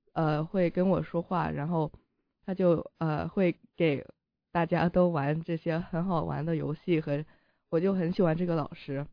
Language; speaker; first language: Chinese; early bilingual, heritage; Chinese